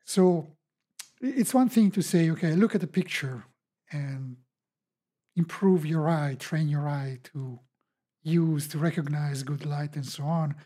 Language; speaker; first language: English; non-native, fluent; Italian